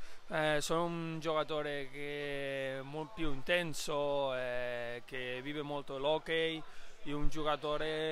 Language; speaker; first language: Italian; non-native, learner; Spanish